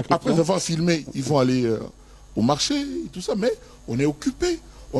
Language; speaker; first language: French; non-native, local second language; Lingala